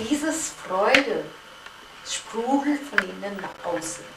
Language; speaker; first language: German; non-native, fluent; Gujarati